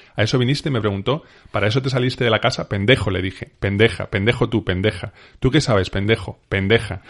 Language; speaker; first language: Spanish; native; Spanish